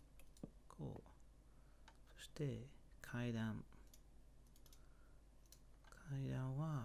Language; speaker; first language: Japanese; non-native, learner; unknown